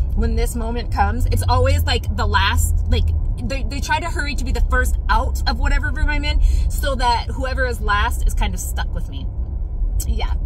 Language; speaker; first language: English; native; English